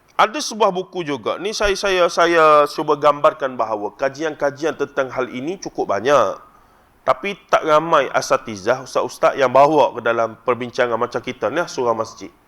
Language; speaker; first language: Malay; native; Malay